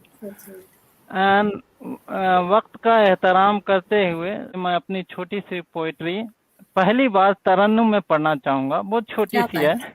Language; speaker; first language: Hindi; native; Hindi